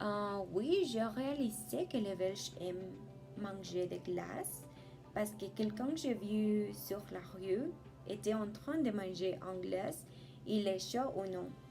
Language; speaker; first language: French; non-native, learner; Spanish